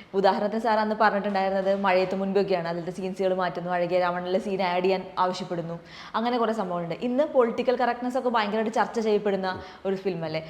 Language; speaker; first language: Malayalam; native; Malayalam